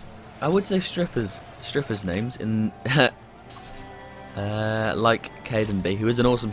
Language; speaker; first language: English; native; English